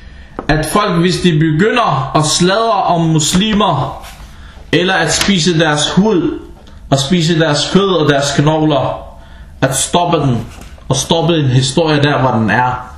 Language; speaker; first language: Danish; non-native, fluent; Arabic